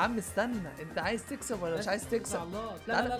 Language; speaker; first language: Arabic; native; Arabic